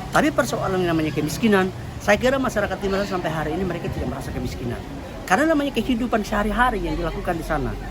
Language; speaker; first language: Indonesian; non-native, local second language; Tetum